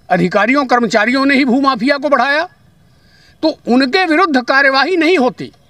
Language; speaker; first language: Hindi; native; Hindi